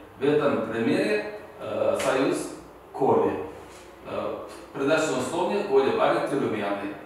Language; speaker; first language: Russian; non-native, local second language; Uzbek